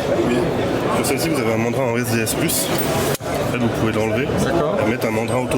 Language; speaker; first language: French; native; French